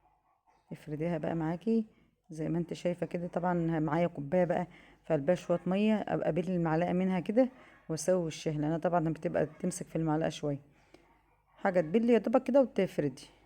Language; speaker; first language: Arabic; native; Arabic